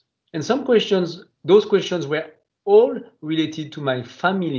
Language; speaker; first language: English; non-native, fluent; French